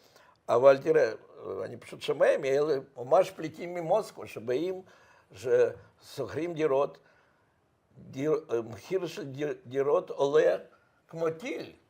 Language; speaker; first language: Hebrew; non-native, fluent; Russian